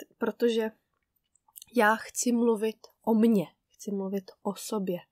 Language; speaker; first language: Czech; native; Czech